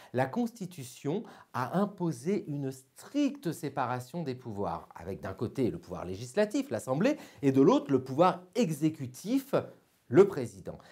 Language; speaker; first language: French; native; French